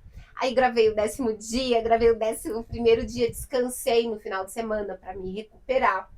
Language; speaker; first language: Portuguese; native; Portuguese